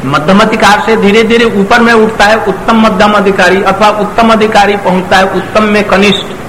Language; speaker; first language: Hindi; non-native, local second language; Bangla